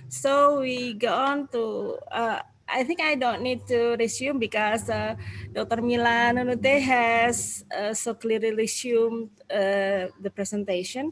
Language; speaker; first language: English; non-native, fluent; Indonesian